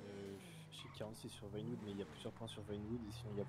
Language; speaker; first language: French; native; French